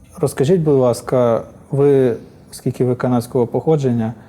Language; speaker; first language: Ukrainian; native; Ukrainian